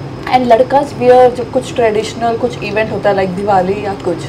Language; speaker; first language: Hindi; native; Hindi